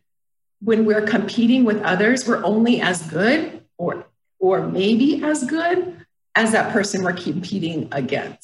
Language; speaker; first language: English; native; English